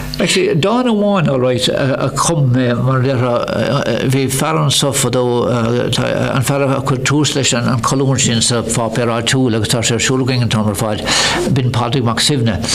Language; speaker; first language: Irish; non-native, local second language; English